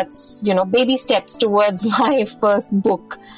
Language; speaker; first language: English; non-native, local second language; Punjabi